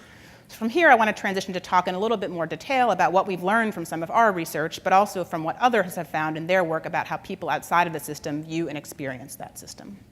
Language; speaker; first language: English; native; English